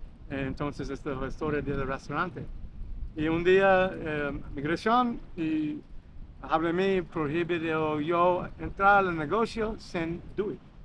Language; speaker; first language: Spanish; non-native, learner; English